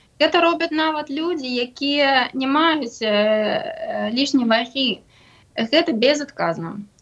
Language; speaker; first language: Belarusian; non-native, local second language; Russian